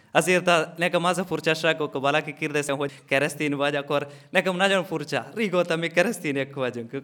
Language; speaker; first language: Hungarian; non-native, learner; Malayalam